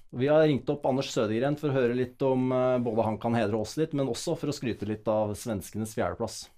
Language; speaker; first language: Norwegian; native; Norwegian